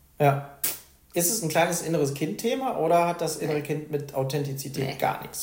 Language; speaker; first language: German; native; German